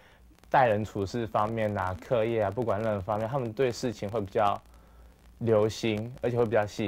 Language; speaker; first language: Chinese; native; Chinese